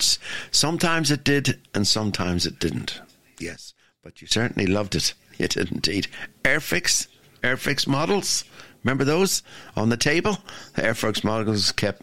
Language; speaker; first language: English; native; English